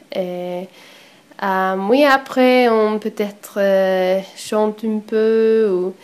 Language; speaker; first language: French; non-native, learner; Swedish